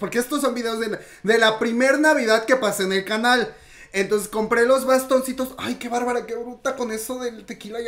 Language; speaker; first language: Spanish; native; Spanish